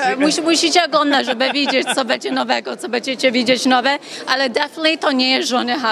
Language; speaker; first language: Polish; early bilingual, heritage; English